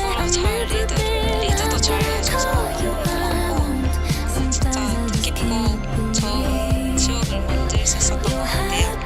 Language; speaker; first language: Korean; non-native, learner; Japanese